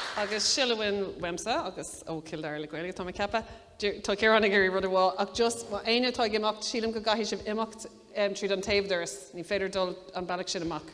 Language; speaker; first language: Irish; non-native, local second language; English